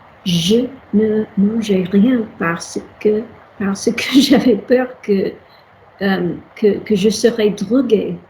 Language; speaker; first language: French; non-native, fluent; English